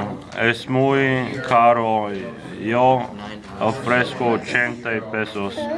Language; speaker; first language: Spanish; non-native, learner; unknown